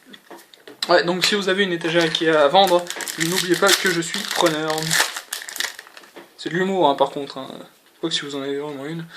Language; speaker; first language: French; native; French